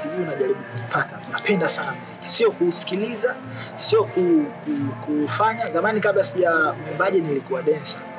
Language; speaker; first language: Swahili; native; Swahili